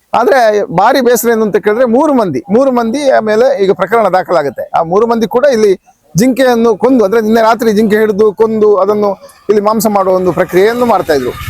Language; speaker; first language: Kannada; native; Kannada